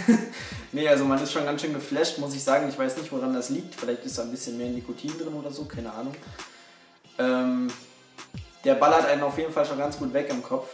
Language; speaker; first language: German; native; German